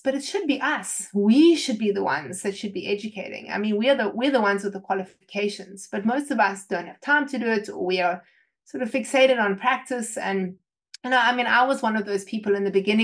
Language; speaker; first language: English; native; English